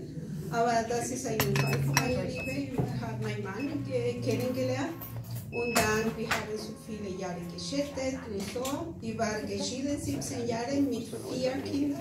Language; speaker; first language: German; non-native, learner; Spanish